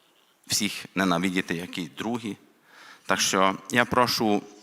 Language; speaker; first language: Ukrainian; non-native, local second language; Hungarian